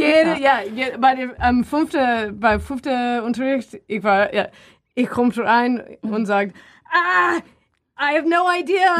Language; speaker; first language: German; non-native, learner; English